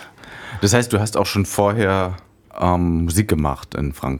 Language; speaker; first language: German; native; German